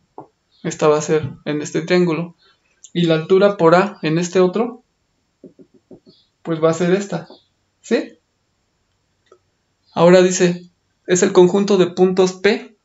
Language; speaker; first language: Spanish; native; Spanish